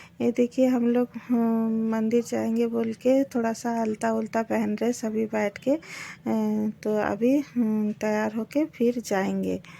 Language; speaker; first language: Hindi; non-native, local second language; Bangla